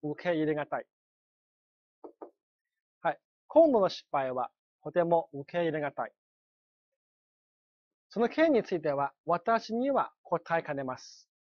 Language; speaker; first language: Japanese; non-native, fluent; Chinese